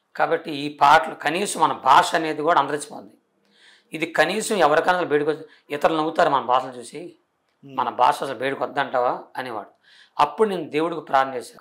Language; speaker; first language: Telugu; non-native, local second language; Koya